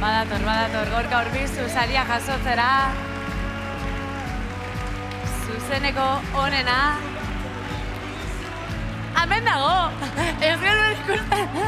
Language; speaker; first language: Basque; native; Basque